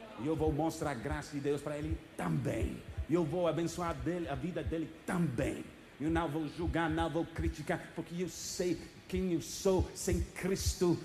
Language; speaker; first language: Portuguese; non-native, fluent; English